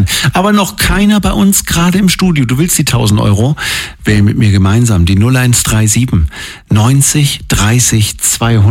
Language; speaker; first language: German; native; German